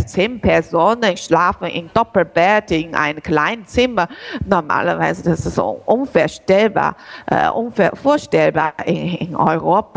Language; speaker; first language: German; non-native, learner; Chinese